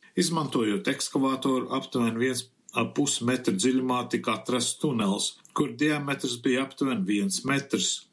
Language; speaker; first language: Latvian; early bilingual, heritage; Latvian